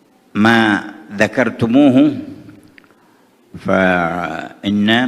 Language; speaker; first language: Arabic; native; Arabic